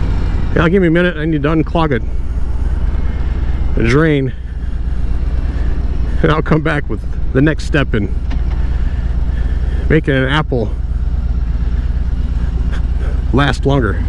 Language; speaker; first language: English; native; English